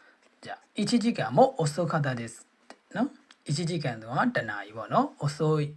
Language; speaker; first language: Japanese; non-native, fluent; Burmese